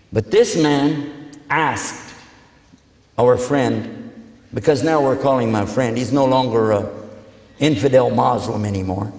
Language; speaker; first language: English; native; English